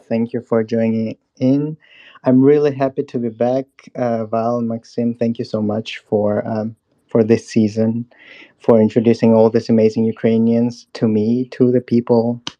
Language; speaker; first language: English; non-native, fluent; Russian